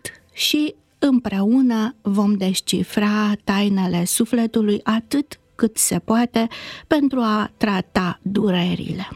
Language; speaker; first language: Romanian; native; Romanian